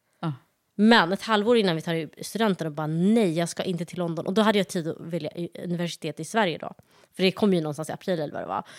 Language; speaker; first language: Swedish; early bilingual, other home language; Somali